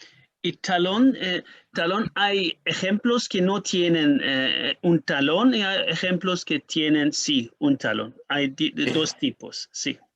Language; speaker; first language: Spanish; non-native, fluent; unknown